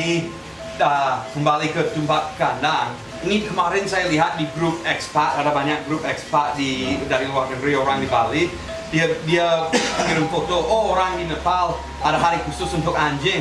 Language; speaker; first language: Indonesian; non-native, fluent; Spanish